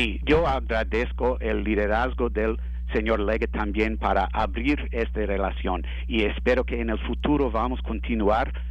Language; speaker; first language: Spanish; non-native, learner; English